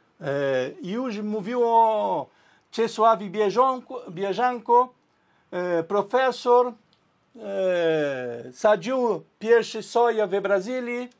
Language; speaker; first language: Polish; non-native, learner; Portuguese